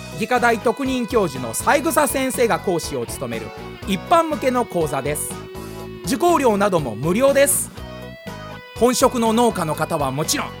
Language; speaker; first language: Japanese; native; Japanese